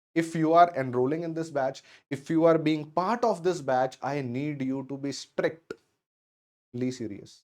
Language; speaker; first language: English; non-native, local second language; Punjabi